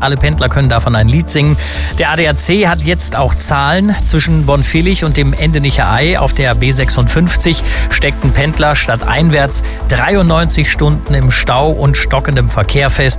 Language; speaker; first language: German; native; German